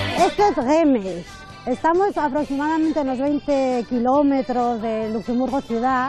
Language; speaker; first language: Spanish; native; Spanish